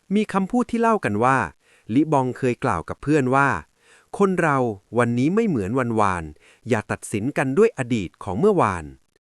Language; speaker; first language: Thai; native; Thai